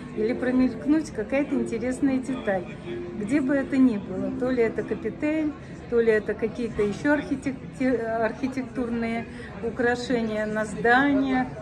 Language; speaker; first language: Russian; native; Russian